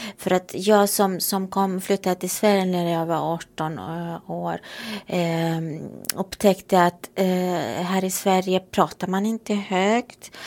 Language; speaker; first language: Swedish; non-native, fluent; Romanian